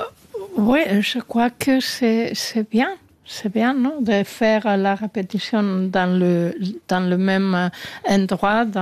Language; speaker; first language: French; non-native, learner; Spanish